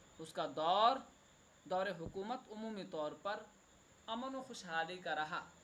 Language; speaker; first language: Urdu; native; Urdu